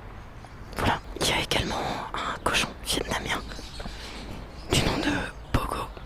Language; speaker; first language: French; native; French